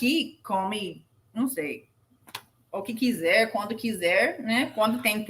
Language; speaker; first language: Portuguese; non-native, learner; English